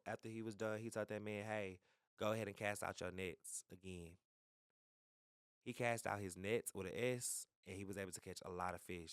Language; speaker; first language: English; native; English